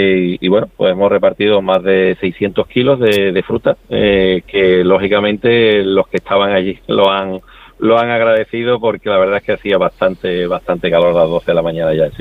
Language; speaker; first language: Spanish; native; Spanish